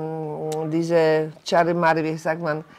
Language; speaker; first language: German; non-native, learner; Polish